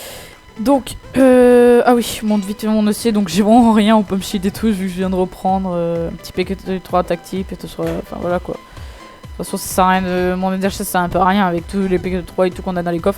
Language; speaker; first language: French; native; French